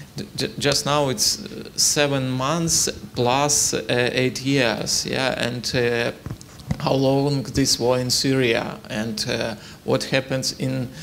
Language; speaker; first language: English; non-native, learner; Ukrainian